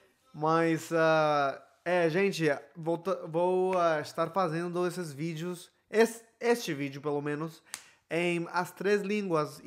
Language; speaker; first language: Portuguese; non-native, fluent; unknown